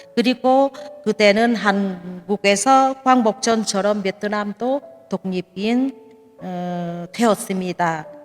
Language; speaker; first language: Korean; non-native, learner; Vietnamese